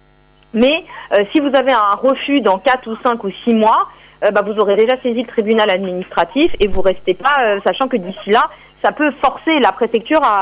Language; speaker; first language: French; native; French